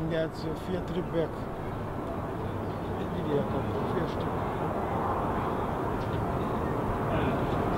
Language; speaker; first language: German; non-native, learner; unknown